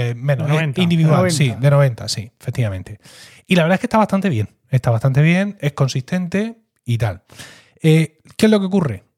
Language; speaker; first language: Spanish; native; Spanish